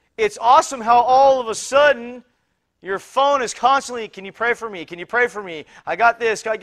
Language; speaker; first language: English; native; English